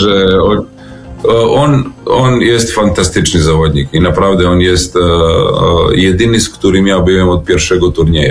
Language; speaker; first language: Polish; non-native, learner; Serbian